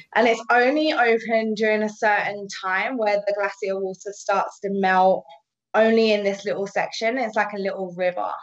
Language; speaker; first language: English; native; English